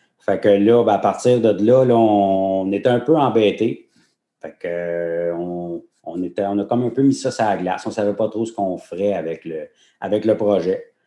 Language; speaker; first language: French; native; French